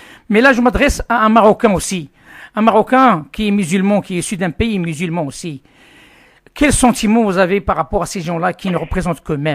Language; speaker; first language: French; non-native, local second language; Arabic